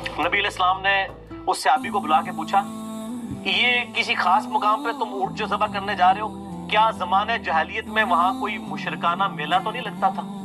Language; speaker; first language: Urdu; non-native, local second language; Punjabi